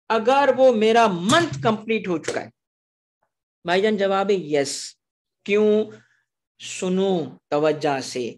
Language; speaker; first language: Urdu; non-native, local second language; Sindhi